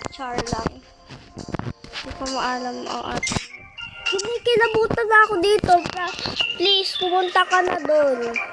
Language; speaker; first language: Filipino; native; Filipino